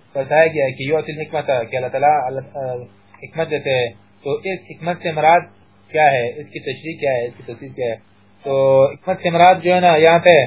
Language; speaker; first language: Urdu; non-native, local second language; Pashto